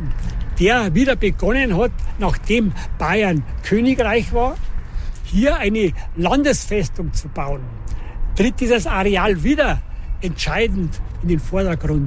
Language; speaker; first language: German; native; German